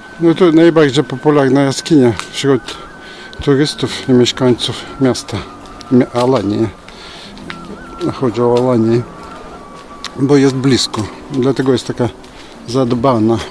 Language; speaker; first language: Polish; non-native, fluent; Turkish